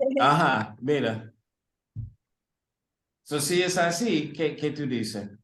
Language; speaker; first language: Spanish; non-native, learner; English